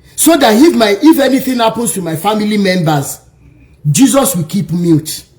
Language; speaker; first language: English; non-native, local second language; Yoruba